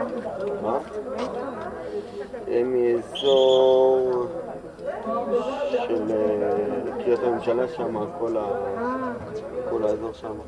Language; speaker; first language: Hebrew; native; Hebrew